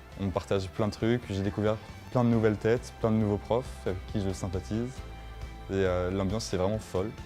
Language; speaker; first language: French; native; French